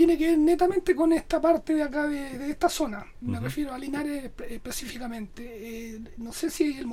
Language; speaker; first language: Spanish; native; Spanish